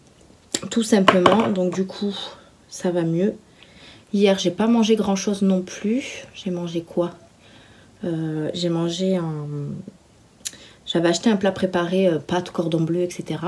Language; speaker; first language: French; native; French